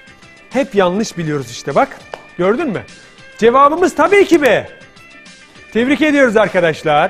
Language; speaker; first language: Turkish; native; Turkish